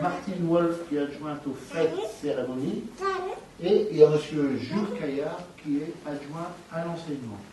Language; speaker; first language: French; native; French